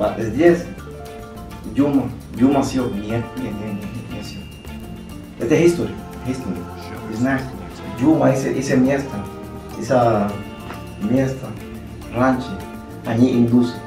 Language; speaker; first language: Russian; non-native, learner; Spanish